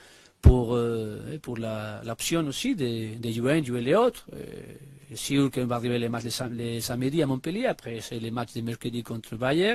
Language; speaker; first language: French; non-native, learner; Spanish